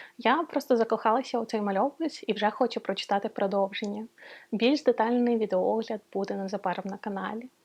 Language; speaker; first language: Ukrainian; non-native, local second language; Russian